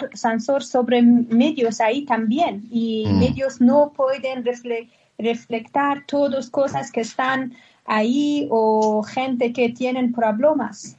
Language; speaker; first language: Spanish; non-native, learner; Persian